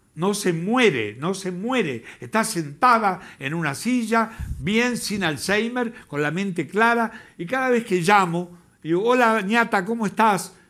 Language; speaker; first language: Spanish; native; Spanish